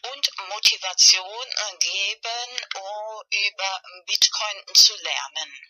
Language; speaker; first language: German; non-native, fluent; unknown